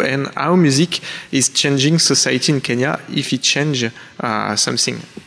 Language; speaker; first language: English; non-native, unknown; French